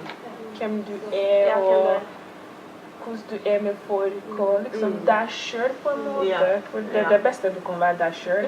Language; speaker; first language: Norwegian; early bilingual, other home language; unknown